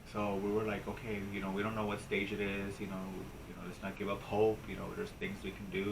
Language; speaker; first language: English; native; English